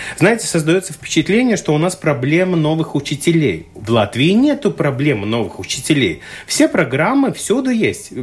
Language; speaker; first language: Russian; non-native, local second language; Latvian